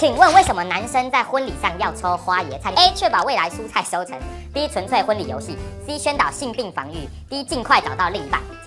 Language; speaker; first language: Chinese; native; Chinese